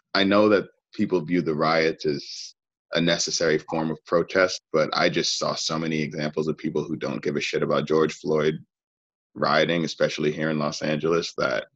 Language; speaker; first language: English; native; English